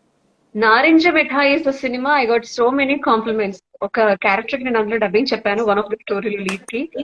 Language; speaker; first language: Telugu; native; Telugu